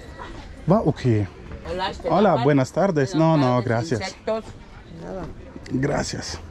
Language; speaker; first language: Spanish; non-native, learner; German